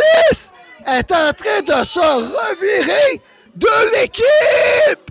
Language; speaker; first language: French; native; French